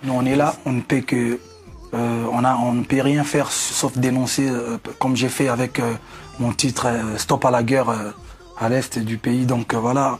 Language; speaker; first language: French; non-native, local second language; Lingala